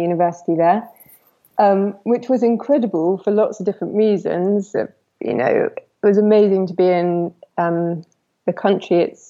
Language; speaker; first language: English; native; English